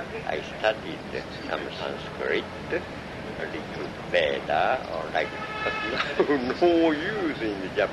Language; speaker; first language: English; non-native, learner; Japanese